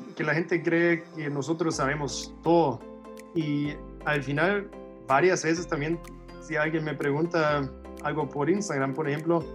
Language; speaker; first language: Spanish; non-native, fluent; German